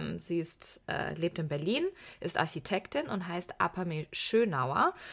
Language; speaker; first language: German; early bilingual, other home language; Persian